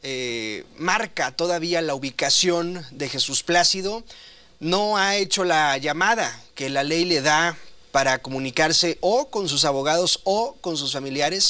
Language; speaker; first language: Spanish; native; Spanish